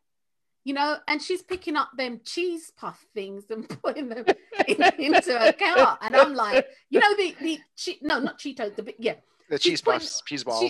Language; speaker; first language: English; native; English